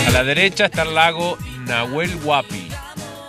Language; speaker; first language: Spanish; non-native, fluent; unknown